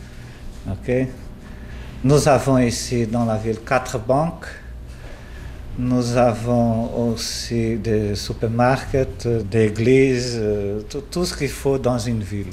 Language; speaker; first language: French; non-native, fluent; Portuguese